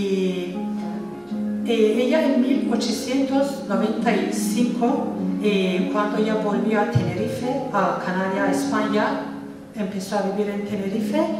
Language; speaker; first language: Spanish; non-native, fluent; Turkish